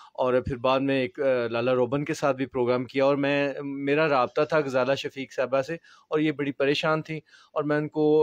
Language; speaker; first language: Urdu; non-native, local second language; Punjabi